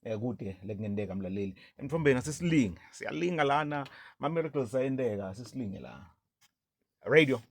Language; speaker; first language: Zulu; non-native, local second language; Swati